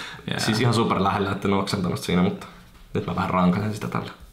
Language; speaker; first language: Finnish; native; Finnish